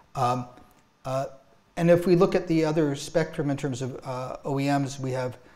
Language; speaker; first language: English; native; English